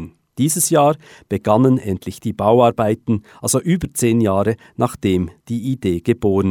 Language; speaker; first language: German; native; German